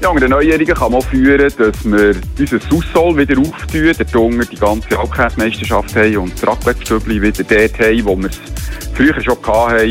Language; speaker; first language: German; native; German